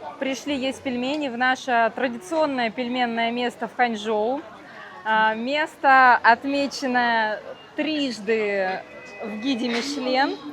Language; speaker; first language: Russian; native; Russian